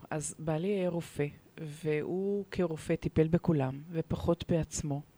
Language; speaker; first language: Hebrew; native; Hebrew